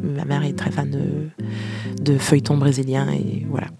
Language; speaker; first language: French; native; French